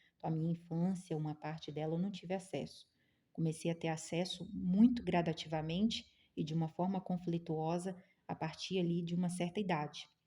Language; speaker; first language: Portuguese; native; Portuguese